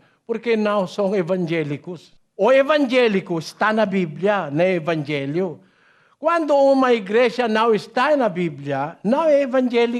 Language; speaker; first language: Portuguese; non-native, learner; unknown